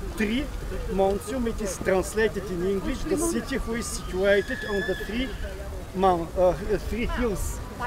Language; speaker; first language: English; non-native, learner; Bulgarian